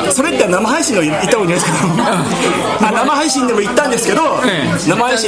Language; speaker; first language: Japanese; native; Japanese